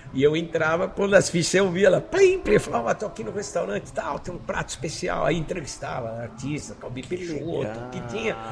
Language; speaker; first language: Portuguese; native; Portuguese